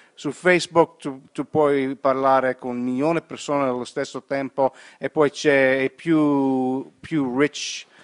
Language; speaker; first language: Italian; non-native, learner; English